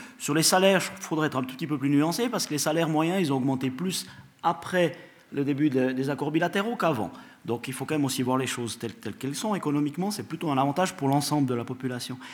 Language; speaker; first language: French; native; French